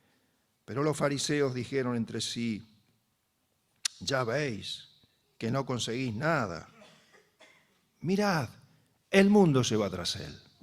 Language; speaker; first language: Spanish; native; Spanish